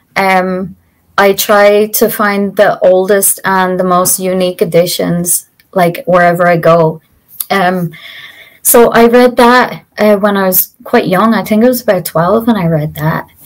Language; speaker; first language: English; native; English